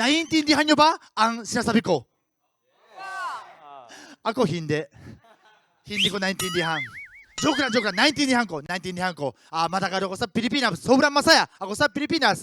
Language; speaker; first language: Filipino; non-native, learner; Japanese